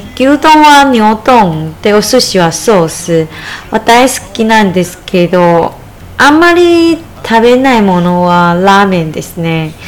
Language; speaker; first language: Japanese; non-native, fluent; Chinese